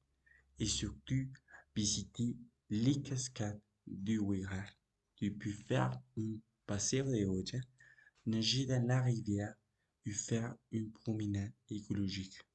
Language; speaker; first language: French; non-native, learner; Spanish